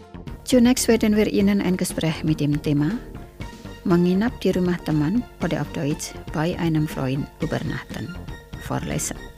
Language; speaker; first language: German; non-native, fluent; Indonesian